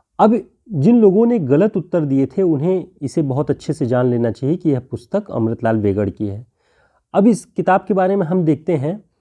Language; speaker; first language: Hindi; native; Hindi